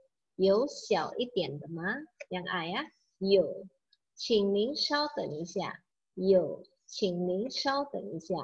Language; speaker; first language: Chinese; non-native, fluent; Indonesian